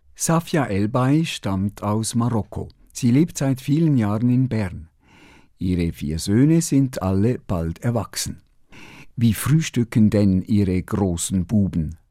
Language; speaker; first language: German; native; German